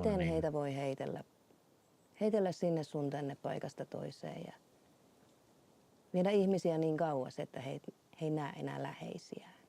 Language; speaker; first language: Finnish; native; Finnish